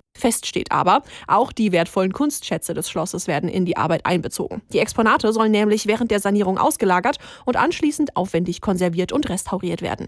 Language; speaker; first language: German; native; German